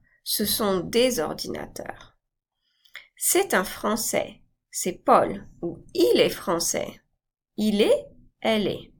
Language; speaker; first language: French; non-native, fluent; English